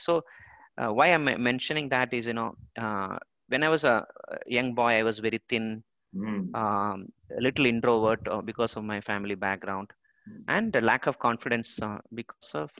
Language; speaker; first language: English; non-native, local second language; Malayalam